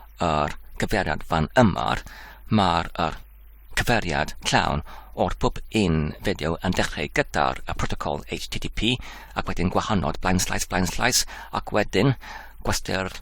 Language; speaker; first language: Welsh; non-native, learner; English